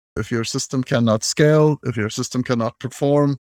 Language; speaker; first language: English; non-native, fluent; Turkish